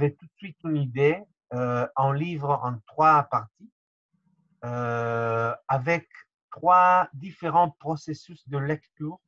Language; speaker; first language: French; non-native, fluent; Hebrew